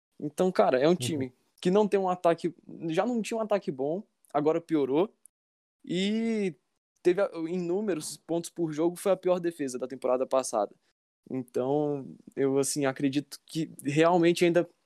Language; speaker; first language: Portuguese; native; Portuguese